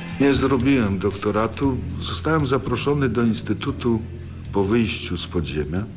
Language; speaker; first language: Polish; early bilingual, other home language; Russian